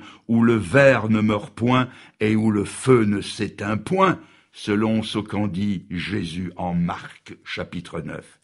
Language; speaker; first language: French; native; French